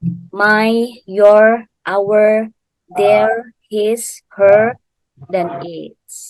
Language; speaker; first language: English; non-native, fluent; Indonesian